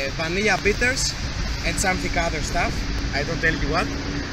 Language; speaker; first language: English; non-native, learner; Greek